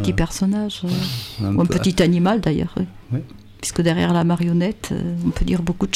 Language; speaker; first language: French; native; French